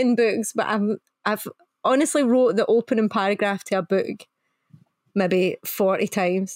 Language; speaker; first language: English; native; English